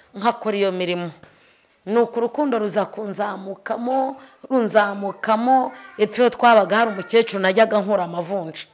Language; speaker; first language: Kinyarwanda; native; Kinyarwanda